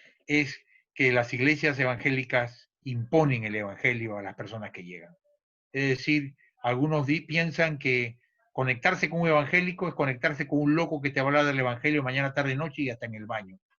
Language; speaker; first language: Spanish; native; Spanish